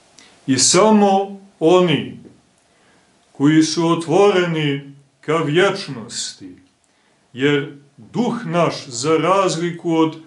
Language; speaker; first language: Serbian; native; Serbian